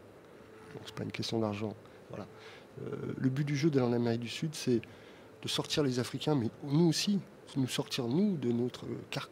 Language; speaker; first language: French; native; French